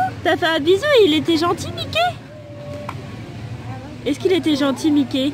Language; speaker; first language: French; native; French